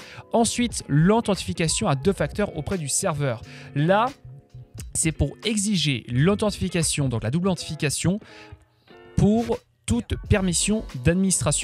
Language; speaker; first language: French; native; French